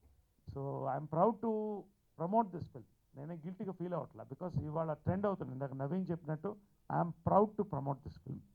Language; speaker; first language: Telugu; native; Telugu